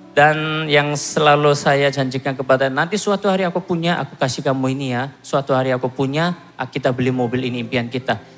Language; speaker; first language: Indonesian; non-native, fluent; Korean